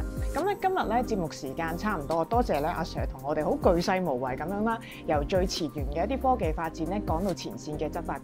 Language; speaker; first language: Cantonese; native; Cantonese